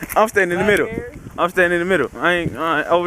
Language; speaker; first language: English; native; English